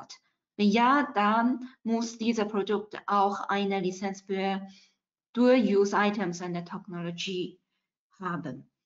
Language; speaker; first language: German; non-native, fluent; Chinese